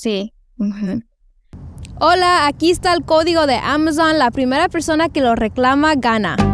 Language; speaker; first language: Spanish; early bilingual, heritage; Spanish